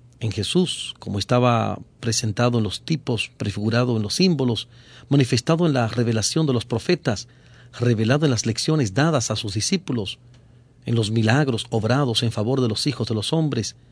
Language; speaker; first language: Spanish; native; Spanish